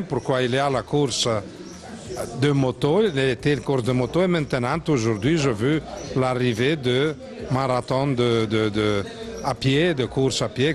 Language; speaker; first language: French; non-native, learner; Italian